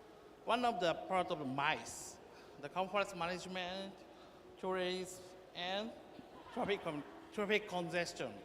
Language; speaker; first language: English; non-native, learner; Japanese